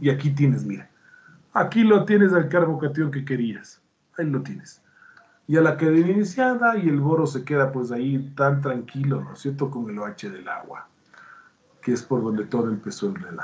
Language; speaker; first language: Spanish; native; Spanish